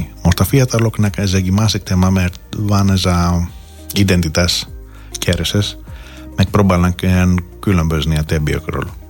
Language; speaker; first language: Hungarian; non-native, learner; Greek